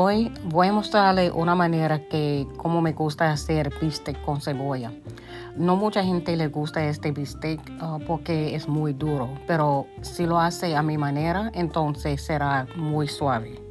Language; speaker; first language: Spanish; early bilingual, heritage; Spanish